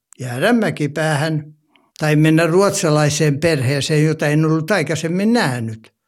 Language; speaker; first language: Finnish; native; Finnish